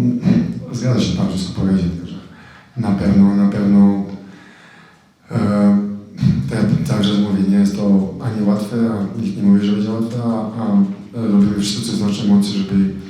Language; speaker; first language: Polish; non-native, fluent; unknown